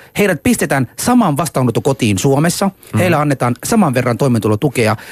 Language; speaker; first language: Finnish; non-native, fluent; Arabic